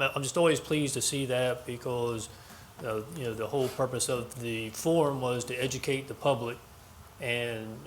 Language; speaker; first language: English; native; English